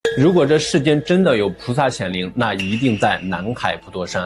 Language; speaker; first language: Chinese; native; Chinese